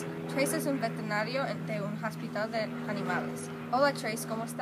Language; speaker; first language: Spanish; non-native, learner; English